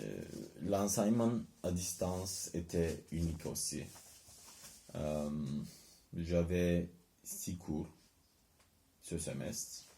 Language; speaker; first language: French; non-native, learner; Turkish